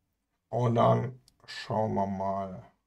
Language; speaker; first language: German; native; German